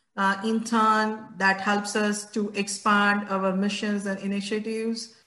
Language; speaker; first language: English; non-native, local second language; Gujarati